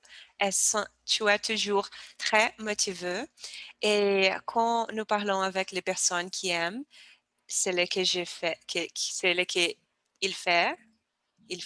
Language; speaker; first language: French; non-native, learner; Portuguese